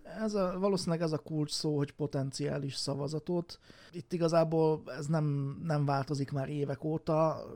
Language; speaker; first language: Hungarian; native; Hungarian